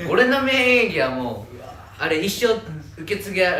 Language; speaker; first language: Japanese; native; Japanese